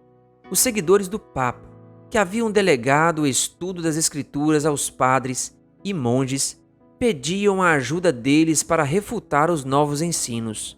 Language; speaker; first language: Portuguese; native; Portuguese